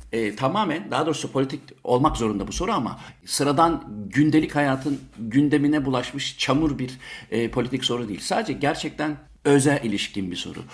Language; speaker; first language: Turkish; native; Turkish